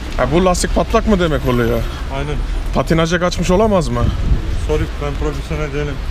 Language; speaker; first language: Turkish; early bilingual, heritage; Turkish